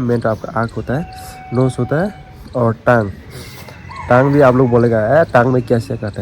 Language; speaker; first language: Hindi; non-native, local second language; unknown